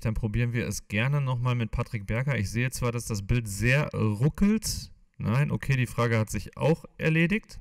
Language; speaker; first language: German; native; German